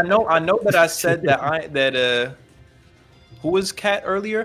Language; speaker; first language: English; native; English